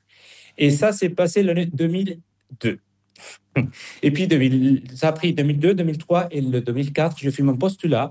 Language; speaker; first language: French; non-native, fluent; Spanish